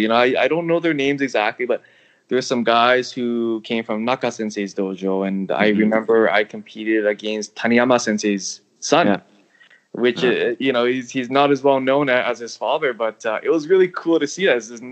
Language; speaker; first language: English; native; English